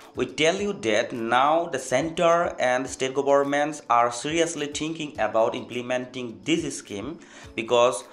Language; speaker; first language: English; non-native, local second language; Assamese